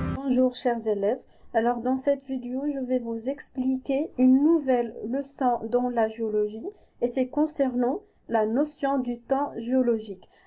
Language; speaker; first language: French; non-native, local second language; Arabic